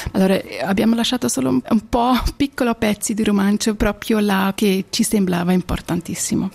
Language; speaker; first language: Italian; non-native, local second language; German